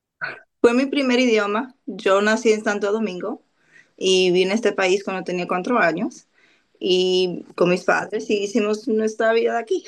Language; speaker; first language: Spanish; early bilingual, other home language; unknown